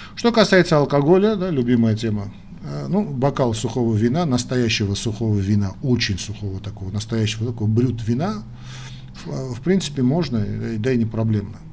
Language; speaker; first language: Russian; non-native, local second language; Armenian